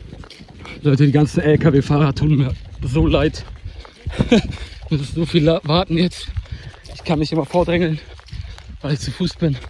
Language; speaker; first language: German; early bilingual, other home language; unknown